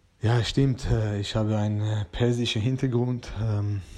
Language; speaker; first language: German; non-native, fluent; Persian